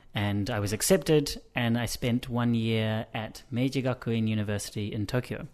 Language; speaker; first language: English; native; English